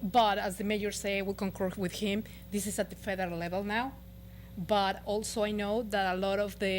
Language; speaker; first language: English; non-native, fluent; Spanish